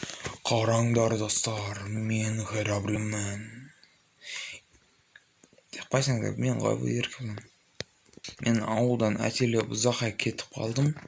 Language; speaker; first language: Kazakh; native; Kazakh